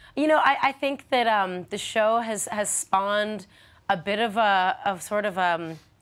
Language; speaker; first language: English; native; English